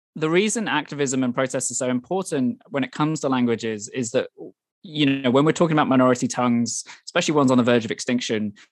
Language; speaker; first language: English; native; English